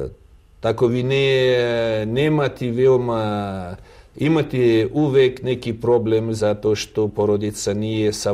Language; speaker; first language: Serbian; non-native, learner; Russian